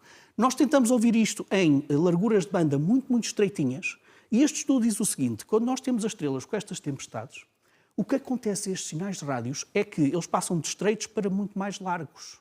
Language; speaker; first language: Portuguese; native; Portuguese